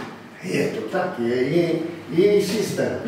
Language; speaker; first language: Czech; non-native, learner; Italian